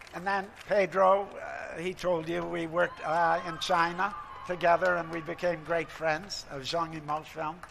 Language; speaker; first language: English; native; English